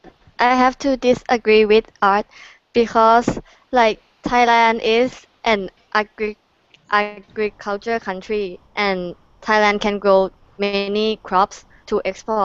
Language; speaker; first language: English; non-native, fluent; Thai